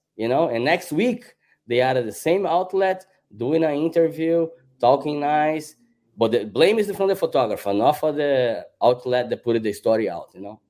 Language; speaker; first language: English; non-native, fluent; Portuguese